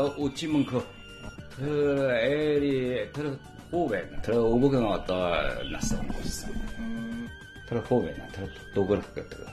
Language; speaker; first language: Mongolian; non-native, local second language; Chinese